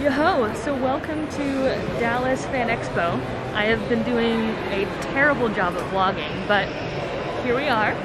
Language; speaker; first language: English; native; English